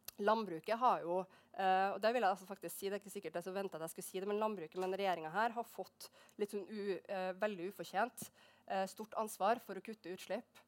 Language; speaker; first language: Norwegian; native; Norwegian